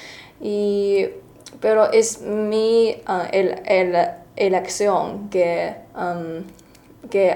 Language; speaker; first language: Spanish; non-native, learner; Chinese